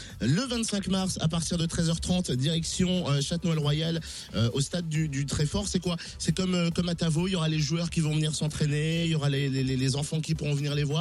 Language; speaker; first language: French; native; French